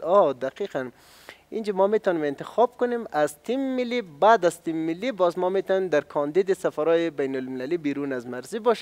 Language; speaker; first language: Persian; native; Persian